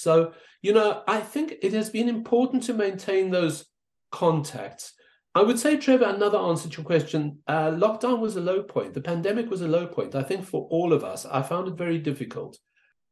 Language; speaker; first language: English; native; English